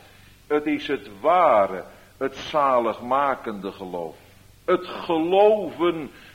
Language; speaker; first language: Dutch; native; Dutch